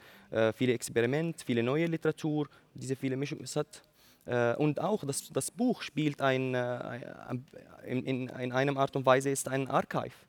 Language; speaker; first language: German; non-native, learner; Arabic